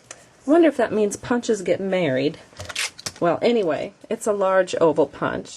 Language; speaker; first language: English; native; English